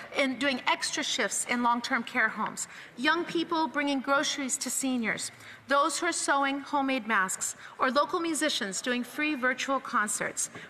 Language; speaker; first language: English; native; English